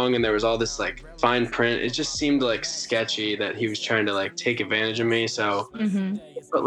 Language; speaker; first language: English; native; English